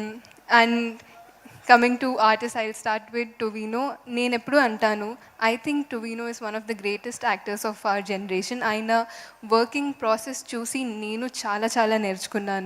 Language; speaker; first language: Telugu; non-native, fluent; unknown